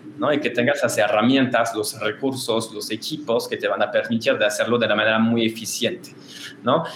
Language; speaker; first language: Spanish; non-native, fluent; French